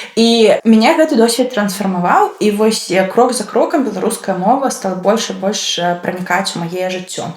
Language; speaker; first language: Belarusian; non-native, local second language; Russian